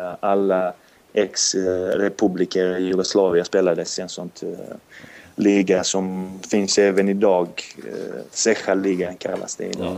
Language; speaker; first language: Swedish; non-native, fluent; Serbian